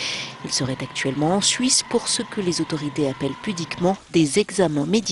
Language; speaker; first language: French; native; French